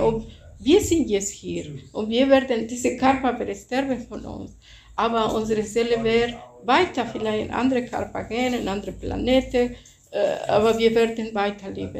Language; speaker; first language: German; non-native, fluent; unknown